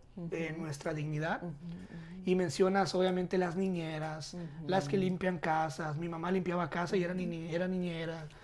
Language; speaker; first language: Spanish; early bilingual, heritage; Spanish